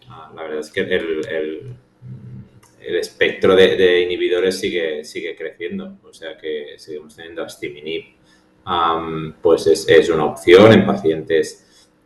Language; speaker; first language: Spanish; native; Spanish